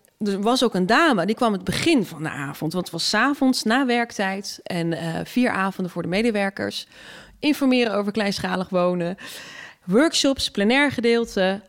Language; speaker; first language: Dutch; native; Dutch